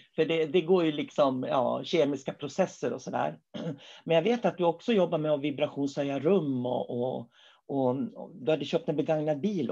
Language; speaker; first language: Swedish; native; Swedish